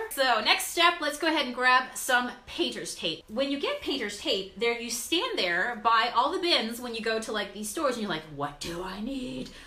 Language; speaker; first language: English; native; English